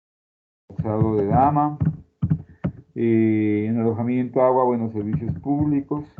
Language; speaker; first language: Spanish; native; Spanish